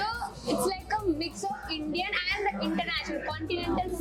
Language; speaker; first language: Telugu; non-native, learner; Hindi